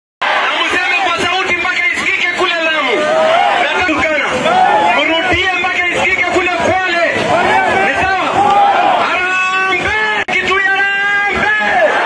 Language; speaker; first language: Swahili; non-native, local second language; Kalenjin